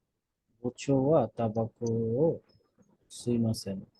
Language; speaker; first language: Japanese; non-native, learner; Bangla